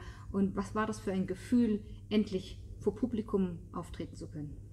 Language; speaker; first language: German; native; German